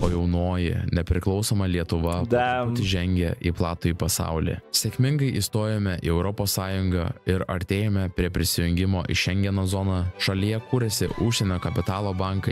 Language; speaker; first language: Lithuanian; native; Lithuanian